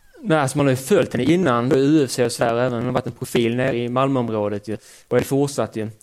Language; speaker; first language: Swedish; native; Swedish